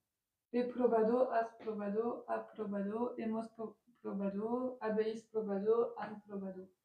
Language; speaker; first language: Spanish; non-native, learner; French